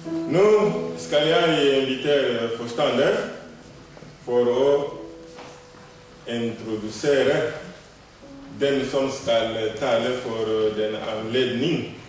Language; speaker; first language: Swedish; non-native, learner; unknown